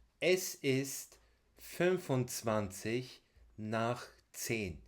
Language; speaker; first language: German; non-native, fluent; Turkish